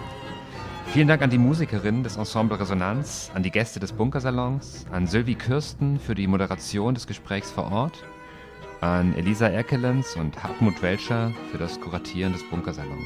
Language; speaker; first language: German; native; German